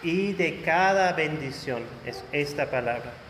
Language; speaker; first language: Spanish; non-native, fluent; German